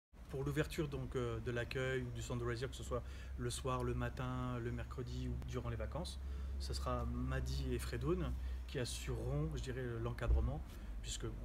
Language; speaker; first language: French; native; French